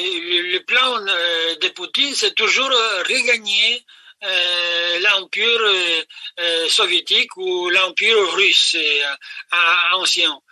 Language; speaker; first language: French; non-native, fluent; Polish